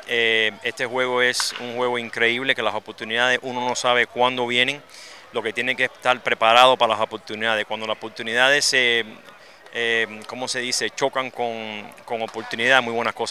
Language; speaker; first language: Spanish; early bilingual, other home language; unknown